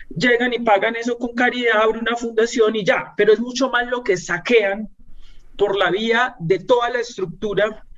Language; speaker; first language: Spanish; native; Spanish